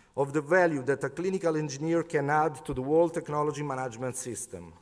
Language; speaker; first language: English; non-native, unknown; Italian